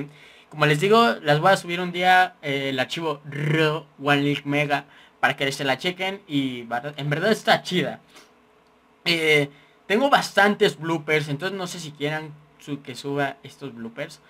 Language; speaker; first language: Spanish; native; Spanish